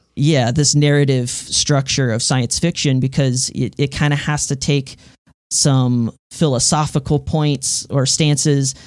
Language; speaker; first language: English; native; English